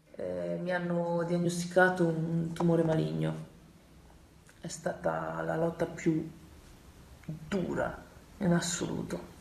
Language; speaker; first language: Italian; native; Italian